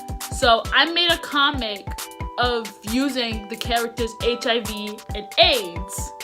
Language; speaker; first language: English; native; English